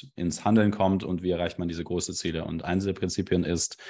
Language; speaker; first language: German; non-native, fluent; Russian